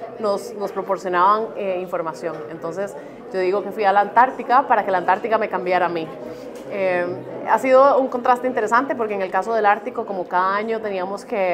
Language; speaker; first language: Spanish; native; Spanish